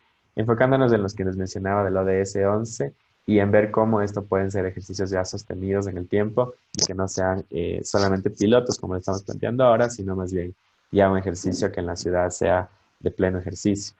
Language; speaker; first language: Spanish; native; Spanish